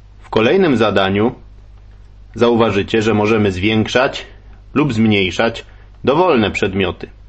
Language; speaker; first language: Polish; native; Polish